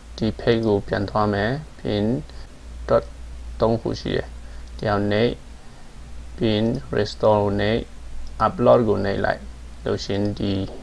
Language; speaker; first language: Burmese; non-native, local second language; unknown